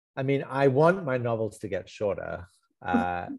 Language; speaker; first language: English; native; English